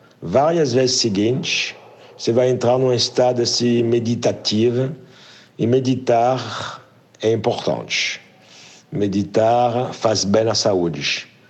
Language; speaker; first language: Portuguese; non-native, fluent; French